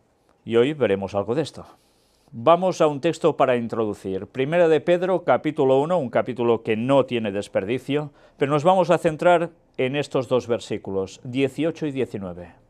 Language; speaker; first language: Spanish; native; Spanish